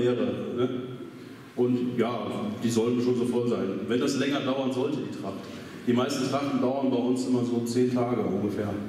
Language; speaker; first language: German; native; German